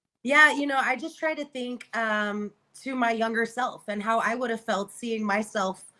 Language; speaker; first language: English; native; English